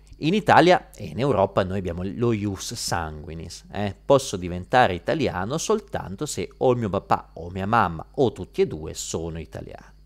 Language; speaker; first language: Italian; native; Italian